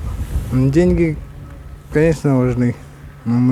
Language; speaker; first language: Russian; non-native, local second language; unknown